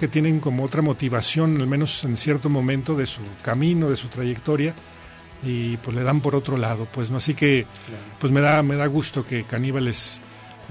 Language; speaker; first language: Spanish; native; Spanish